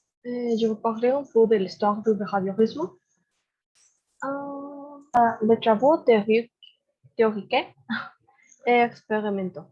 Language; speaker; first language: French; non-native, learner; Spanish